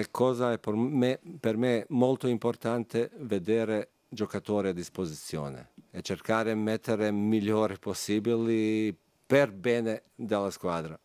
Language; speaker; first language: Italian; non-native, fluent; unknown